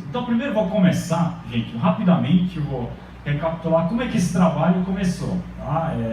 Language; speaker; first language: Portuguese; early bilingual, other home language; Japanese